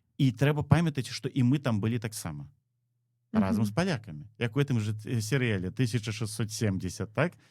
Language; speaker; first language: Belarusian; native; Belarusian